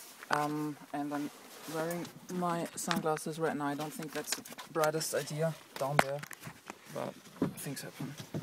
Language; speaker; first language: English; non-native, learner; German